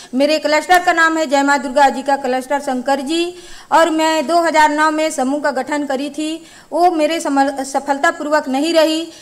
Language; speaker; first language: Hindi; native; Hindi